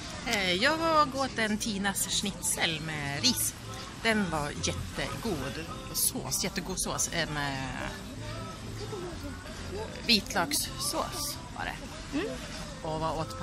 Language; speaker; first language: Swedish; native; Swedish